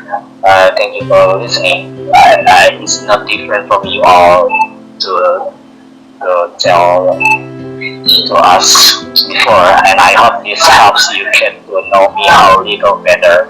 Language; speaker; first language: English; non-native, learner; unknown